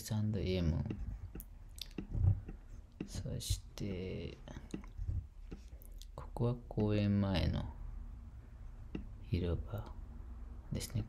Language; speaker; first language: Japanese; non-native, fluent; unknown